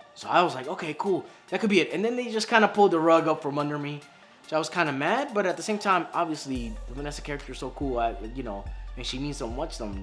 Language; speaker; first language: English; native; English